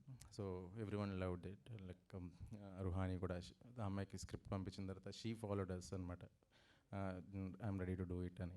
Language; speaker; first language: Telugu; native; Telugu